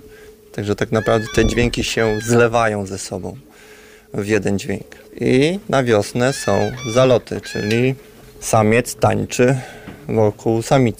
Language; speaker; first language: Polish; native; Polish